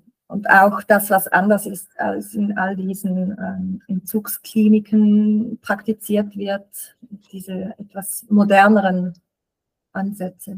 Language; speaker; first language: German; native; German